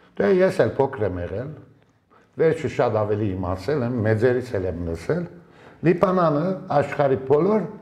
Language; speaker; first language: Armenian; early bilingual, heritage; Armenian